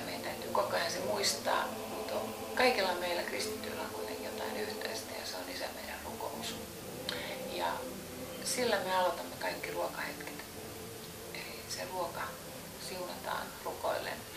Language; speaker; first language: Finnish; native; Finnish